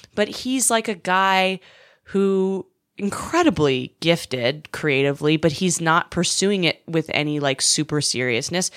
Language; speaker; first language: English; native; English